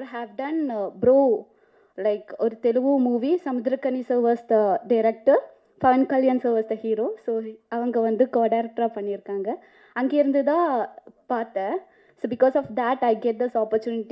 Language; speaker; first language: Tamil; non-native, fluent; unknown